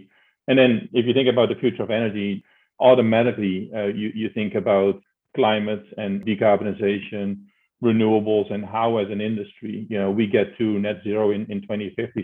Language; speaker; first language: English; non-native, fluent; Dutch